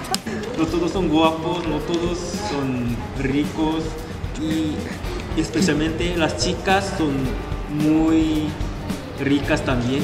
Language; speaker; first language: Spanish; non-native, fluent; Korean